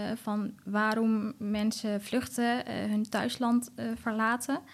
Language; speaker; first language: Dutch; early bilingual, other home language; Arabic